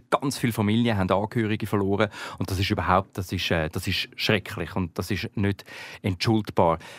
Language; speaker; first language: German; native; German